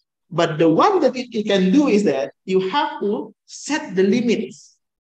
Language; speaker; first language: English; non-native, fluent; Indonesian